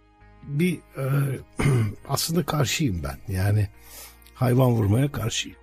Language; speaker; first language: Turkish; native; Turkish